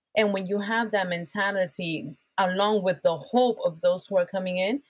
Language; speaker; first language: English; early bilingual, other home language; Spanish